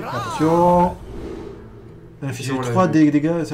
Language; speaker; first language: French; native; French